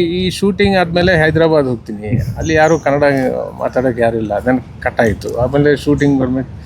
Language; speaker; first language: Kannada; non-native, learner; Telugu